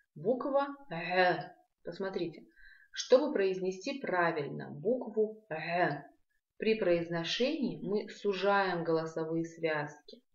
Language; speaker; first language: Russian; non-native, local second language; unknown